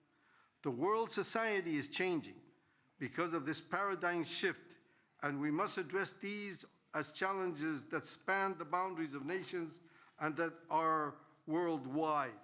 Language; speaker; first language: English; non-native, fluent; Spanish